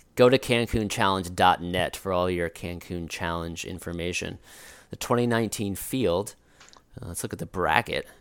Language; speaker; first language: English; native; English